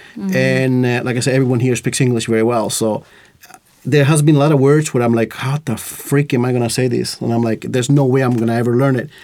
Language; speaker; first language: English; non-native, fluent; Spanish